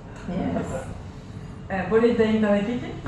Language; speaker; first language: Indonesian; non-native, learner; French